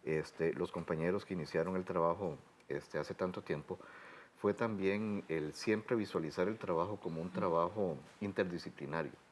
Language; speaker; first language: Spanish; native; Spanish